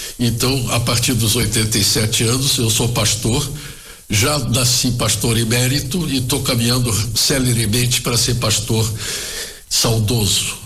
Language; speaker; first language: Portuguese; early bilingual, other home language; German